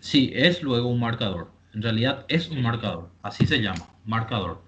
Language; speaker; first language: Spanish; native; Spanish